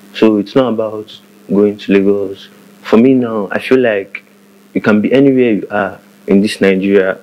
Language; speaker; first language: English; non-native, local second language; Igbo